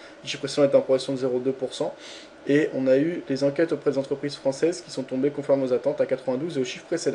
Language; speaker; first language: French; native; French